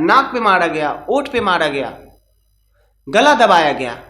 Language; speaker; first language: Hindi; native; Hindi